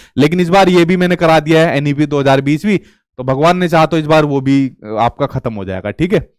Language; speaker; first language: Hindi; native; Hindi